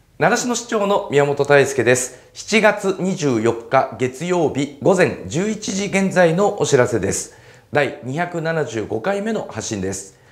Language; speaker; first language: Japanese; native; Japanese